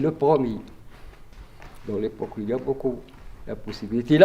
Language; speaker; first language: French; non-native, learner; Arabic